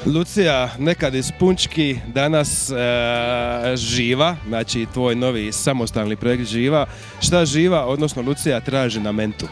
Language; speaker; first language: Croatian; native; Croatian